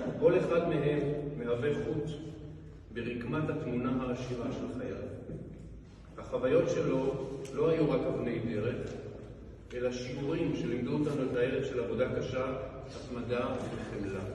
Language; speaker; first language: Hebrew; native; Hebrew